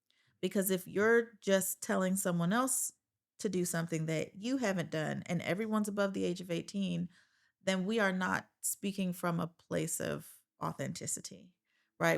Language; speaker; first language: English; native; English